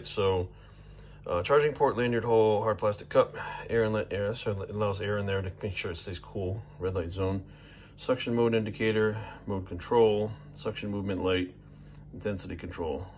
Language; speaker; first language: English; native; English